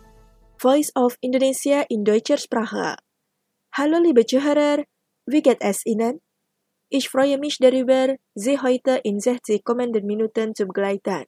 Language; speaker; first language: German; non-native, fluent; Indonesian